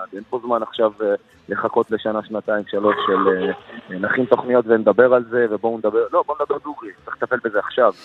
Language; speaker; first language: Hebrew; non-native, local second language; Arabic